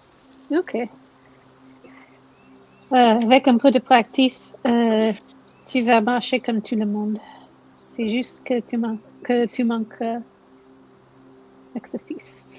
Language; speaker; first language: French; non-native, learner; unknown